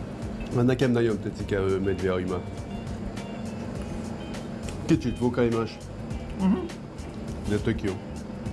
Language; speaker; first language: Hungarian; non-native, learner; French